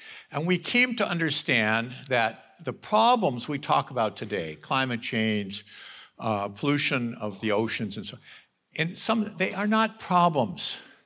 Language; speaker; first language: English; native; English